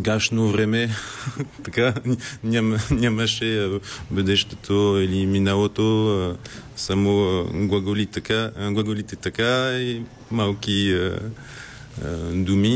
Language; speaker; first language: Bulgarian; non-native, learner; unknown